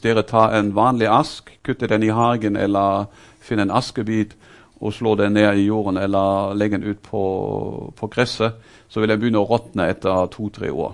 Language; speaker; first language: Norwegian; non-native, fluent; German